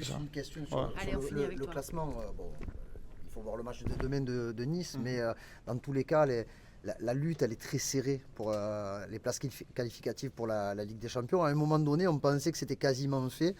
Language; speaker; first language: French; native; French